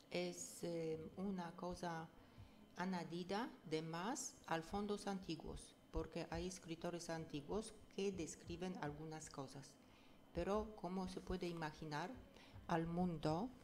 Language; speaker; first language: Spanish; non-native, fluent; Polish